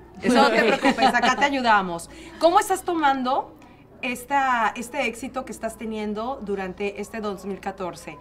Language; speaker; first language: Spanish; native; Spanish